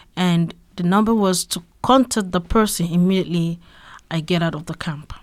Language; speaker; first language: English; non-native, local second language; Yoruba